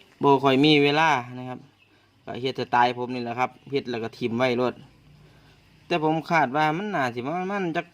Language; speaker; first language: Thai; non-native, local second language; Northeastern Thai